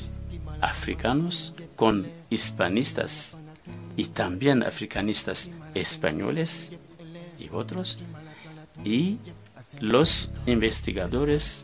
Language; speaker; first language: Spanish; non-native, fluent; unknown